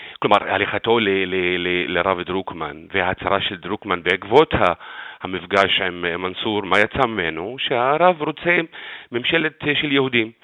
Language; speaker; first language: Hebrew; non-native, local second language; Arabic